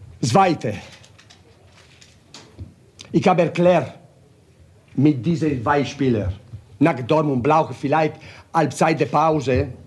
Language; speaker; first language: German; non-native, learner; Italian